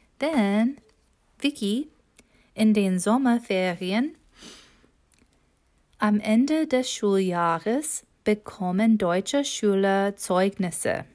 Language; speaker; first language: German; non-native, fluent; English